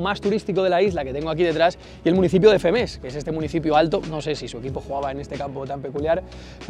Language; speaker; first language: Spanish; native; Spanish